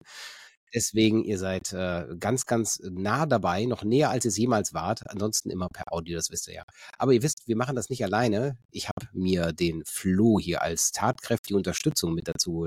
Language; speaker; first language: German; native; German